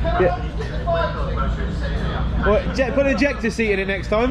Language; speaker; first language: English; native; English